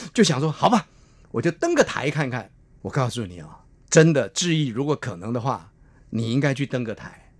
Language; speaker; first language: Chinese; native; Chinese